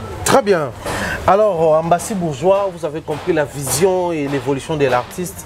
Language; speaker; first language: French; non-native, local second language; Lingala